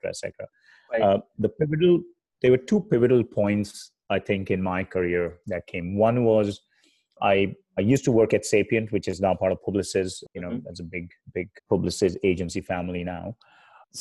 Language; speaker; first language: English; non-native, local second language; Hindi